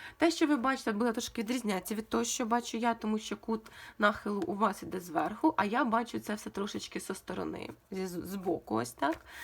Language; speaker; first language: Ukrainian; non-native, local second language; Russian